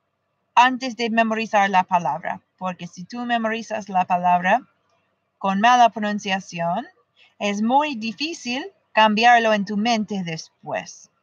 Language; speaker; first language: Spanish; non-native, fluent; English